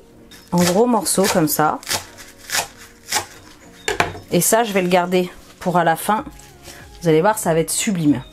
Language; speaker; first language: French; native; French